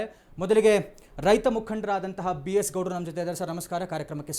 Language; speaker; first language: Kannada; native; Kannada